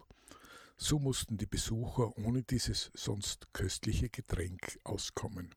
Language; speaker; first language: German; native; German